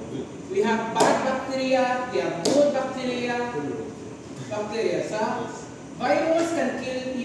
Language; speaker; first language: English; non-native, local second language; Filipino